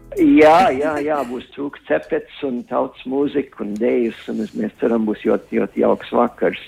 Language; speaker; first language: Latvian; early bilingual, heritage; Latvian